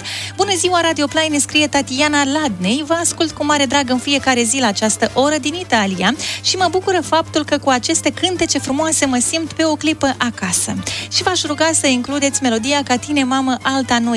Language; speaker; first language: Romanian; native; Romanian